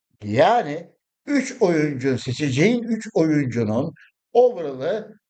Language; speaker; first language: Turkish; native; Turkish